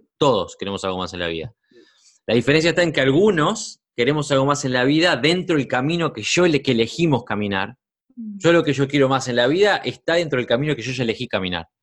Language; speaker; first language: Spanish; native; Spanish